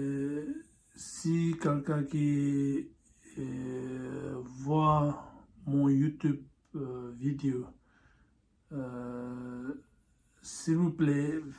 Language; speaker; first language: French; non-native, learner; Tibetan